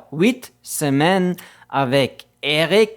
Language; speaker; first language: French; non-native, fluent; German